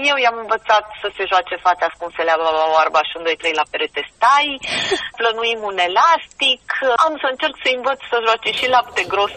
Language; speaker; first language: Romanian; native; Romanian